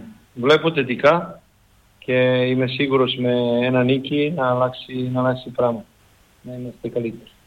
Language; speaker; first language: Greek; non-native, learner; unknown